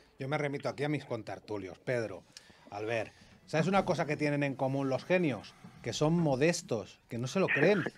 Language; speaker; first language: Spanish; native; Spanish